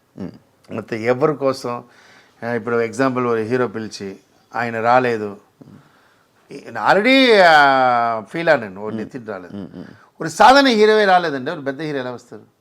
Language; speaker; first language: Telugu; non-native, local second language; Tamil